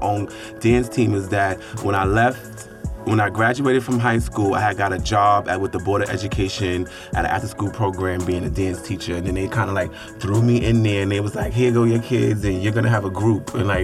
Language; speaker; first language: English; native; English